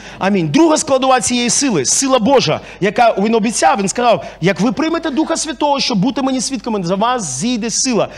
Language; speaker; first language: Ukrainian; non-native, local second language; Russian